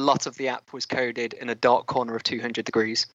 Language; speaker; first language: English; native; English